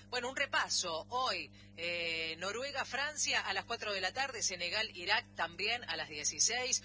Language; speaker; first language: Spanish; native; Spanish